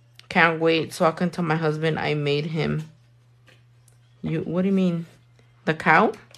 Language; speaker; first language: English; early bilingual, other home language; Spanish